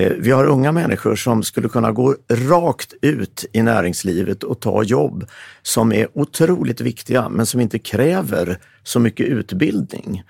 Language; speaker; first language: Swedish; native; Swedish